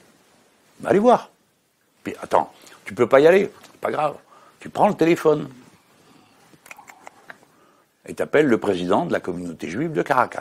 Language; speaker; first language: French; native; French